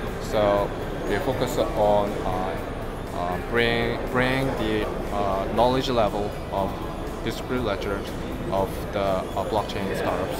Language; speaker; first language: English; non-native, fluent; Korean